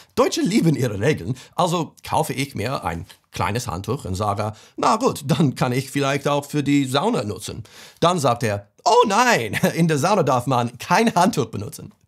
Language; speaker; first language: German; non-native, fluent; English